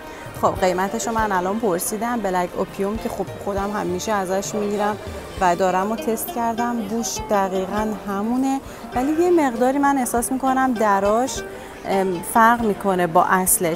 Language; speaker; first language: Persian; native; Persian